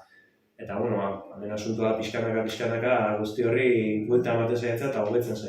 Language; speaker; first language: Basque; native; Basque